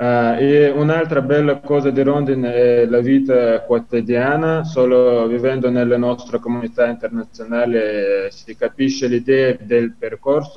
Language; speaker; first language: Italian; non-native, learner; Chechen